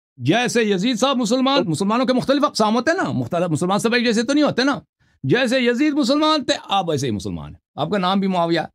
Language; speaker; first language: Urdu; non-native, local second language; Punjabi